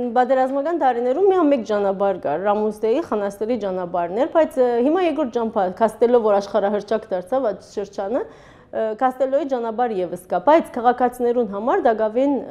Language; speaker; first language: Armenian; early bilingual, heritage; Armenian